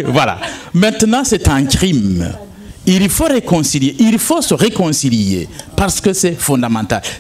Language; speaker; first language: French; non-native, local second language; Rundi